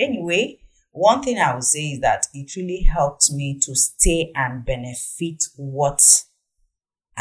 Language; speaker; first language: English; non-native, local second language; Igbo